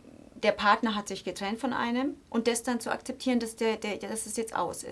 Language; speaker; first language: German; native; German